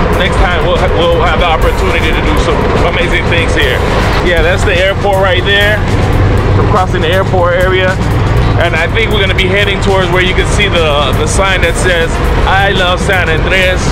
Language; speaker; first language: English; native; English